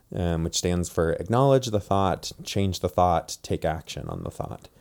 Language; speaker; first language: English; native; English